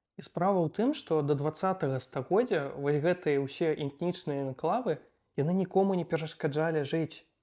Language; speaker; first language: Belarusian; native; Belarusian